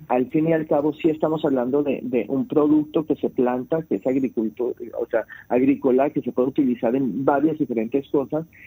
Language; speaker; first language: Spanish; early bilingual, heritage; Spanish